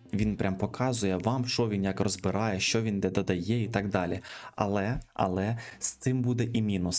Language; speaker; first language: Ukrainian; native; Ukrainian